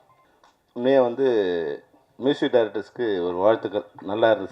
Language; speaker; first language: Tamil; native; Tamil